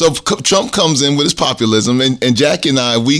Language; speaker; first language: English; native; English